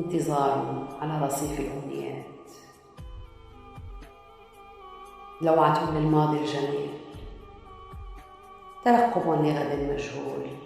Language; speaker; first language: Arabic; non-native, local second language; Kurdish